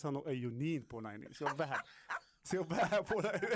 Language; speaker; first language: Finnish; non-native, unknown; Arabic